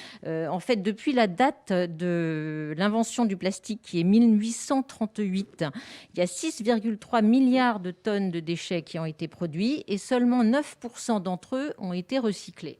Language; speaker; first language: French; native; French